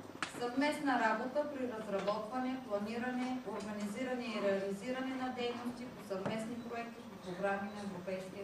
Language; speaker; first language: Bulgarian; native; Bulgarian